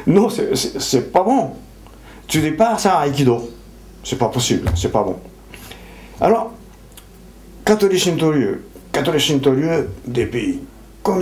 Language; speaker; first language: French; non-native, fluent; Japanese